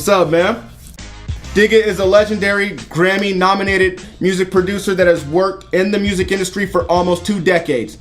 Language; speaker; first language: English; native; English